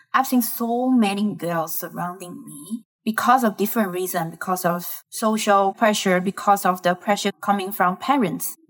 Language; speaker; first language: English; non-native, fluent; Chinese